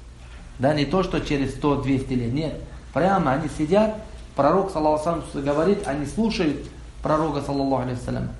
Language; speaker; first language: Russian; non-native, local second language; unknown